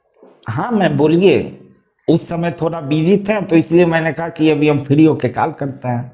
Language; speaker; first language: Hindi; native; Hindi